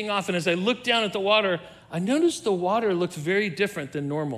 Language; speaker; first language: English; native; English